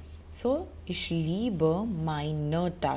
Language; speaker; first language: German; non-native, fluent; Hindi